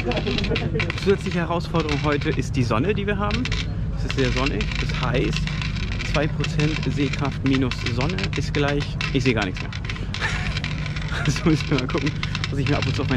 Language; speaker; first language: German; native; German